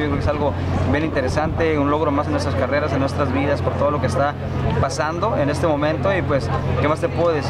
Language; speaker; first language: Spanish; native; Spanish